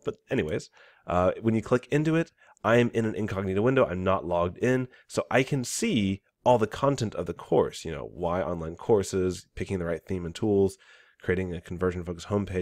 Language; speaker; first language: English; native; English